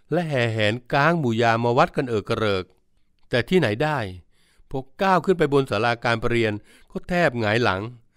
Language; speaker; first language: Thai; native; Thai